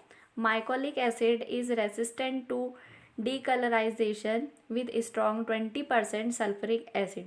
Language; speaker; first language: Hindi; native; Hindi